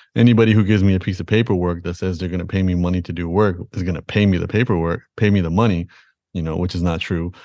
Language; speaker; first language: English; native; English